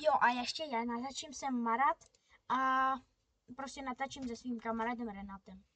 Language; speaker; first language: Czech; early bilingual, other home language; Russian